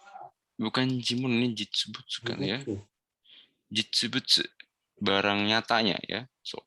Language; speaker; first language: Indonesian; native; Indonesian